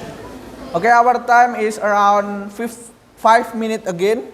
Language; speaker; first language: English; non-native, learner; Indonesian